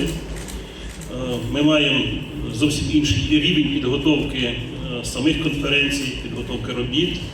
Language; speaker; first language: Ukrainian; native; Ukrainian